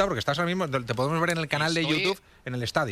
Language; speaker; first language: Spanish; native; Spanish